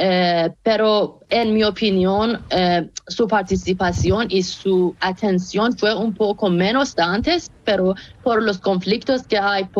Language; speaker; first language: Spanish; non-native, fluent; Persian